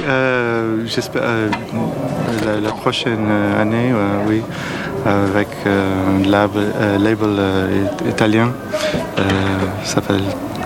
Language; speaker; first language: French; non-native, learner; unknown